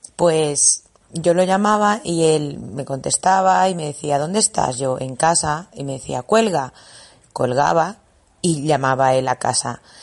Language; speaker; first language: Spanish; native; Spanish